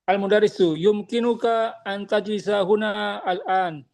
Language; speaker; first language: Arabic; non-native, learner; Indonesian